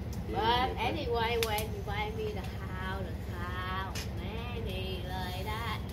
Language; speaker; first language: English; non-native, learner; Vietnamese